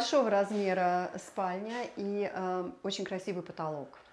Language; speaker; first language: Russian; native; Russian